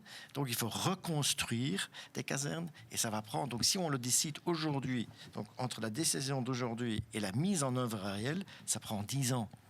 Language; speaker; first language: French; non-native, local second language; German